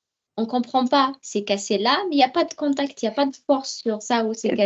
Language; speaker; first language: French; native; French